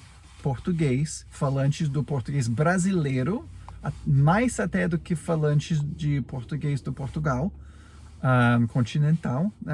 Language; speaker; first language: Portuguese; non-native, fluent; English